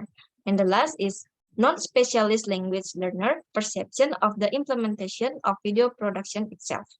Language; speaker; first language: English; non-native, learner; Indonesian